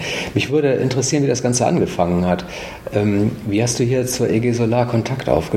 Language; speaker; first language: German; native; German